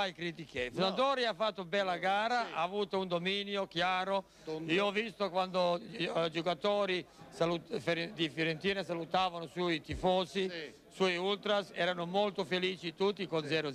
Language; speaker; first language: Italian; non-native, fluent; Serbian